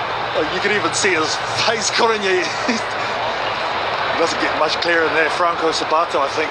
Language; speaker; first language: English; native; English